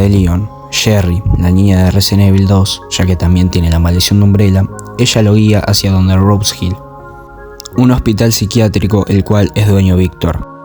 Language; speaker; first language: Spanish; native; Spanish